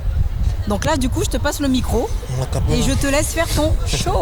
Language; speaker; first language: French; native; French